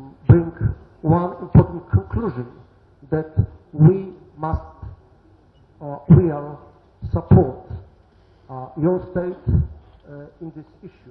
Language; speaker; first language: English; non-native, learner; Polish